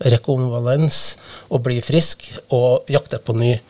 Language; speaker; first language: Norwegian; native; Norwegian